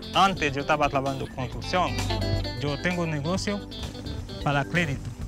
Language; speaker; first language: Spanish; non-native, learner; Haitian Creole